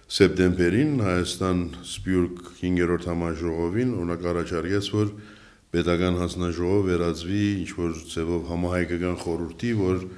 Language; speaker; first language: Armenian; early bilingual, heritage; Armenian